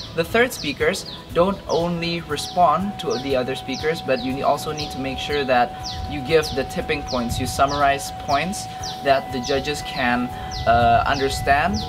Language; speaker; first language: English; non-native, fluent; Indonesian